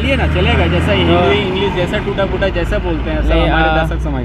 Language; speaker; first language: Hindi; native; Hindi